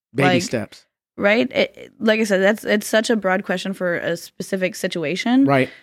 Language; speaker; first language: English; native; English